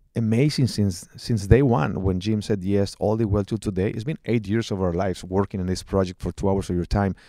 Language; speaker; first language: English; non-native, fluent; Spanish